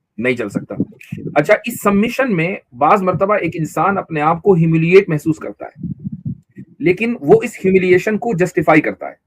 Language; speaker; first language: Urdu; native; Urdu